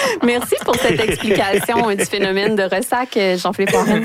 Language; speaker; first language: French; native; French